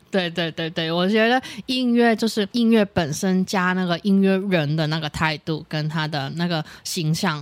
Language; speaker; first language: Chinese; native; Chinese